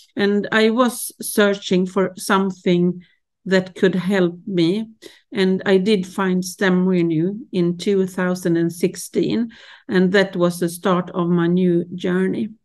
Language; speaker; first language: English; non-native, fluent; Swedish